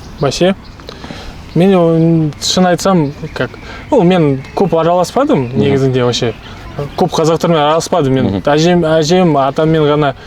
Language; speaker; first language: Kazakh; non-native, local second language; Russian